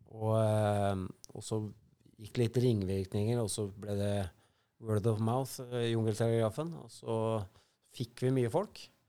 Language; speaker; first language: Norwegian; native; Norwegian